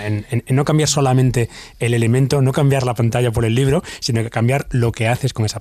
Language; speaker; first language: Spanish; native; Spanish